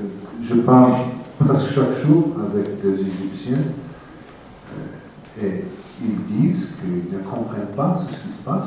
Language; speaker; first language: French; non-native, fluent; English